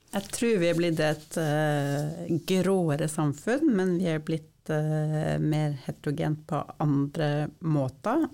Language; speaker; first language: Norwegian; native; Norwegian